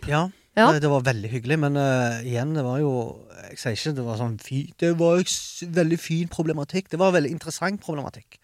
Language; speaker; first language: Norwegian; early bilingual, other home language; Arabic